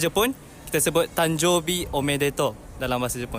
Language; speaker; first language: Malay; native; Malay